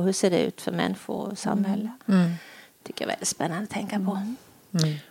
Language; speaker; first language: Swedish; native; Swedish